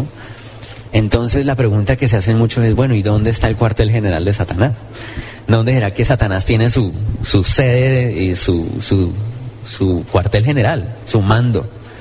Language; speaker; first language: Spanish; native; Spanish